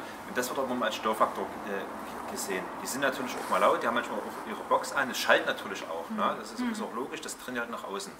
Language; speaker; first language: German; native; German